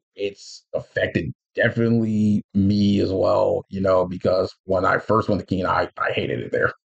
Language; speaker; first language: English; native; English